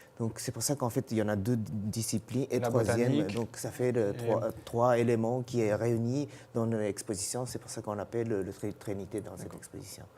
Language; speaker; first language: French; non-native, fluent; Japanese